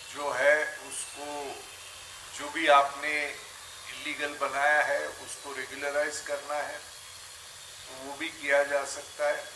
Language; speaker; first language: Hindi; non-native, local second language; Marathi